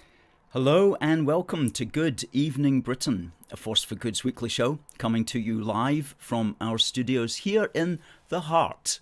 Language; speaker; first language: English; native; English